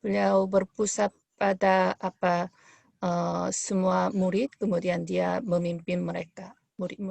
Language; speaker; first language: Indonesian; non-native, fluent; Korean